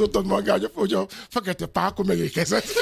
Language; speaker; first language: Hungarian; non-native, fluent; Yoruba